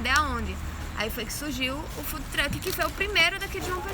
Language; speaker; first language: Portuguese; native; Portuguese